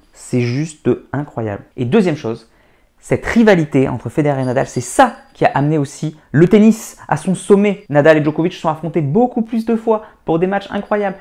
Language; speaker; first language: French; native; French